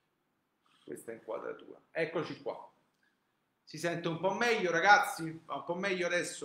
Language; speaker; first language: Italian; native; Italian